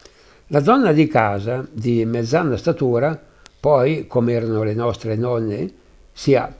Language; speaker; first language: Italian; native; Italian